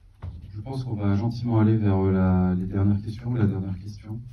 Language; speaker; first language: French; native; French